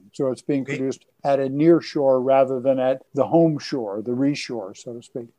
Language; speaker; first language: English; native; English